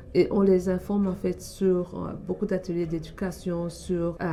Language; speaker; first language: French; non-native, local second language; Rundi